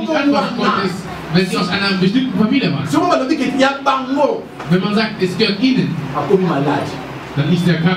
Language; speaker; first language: German; non-native, learner; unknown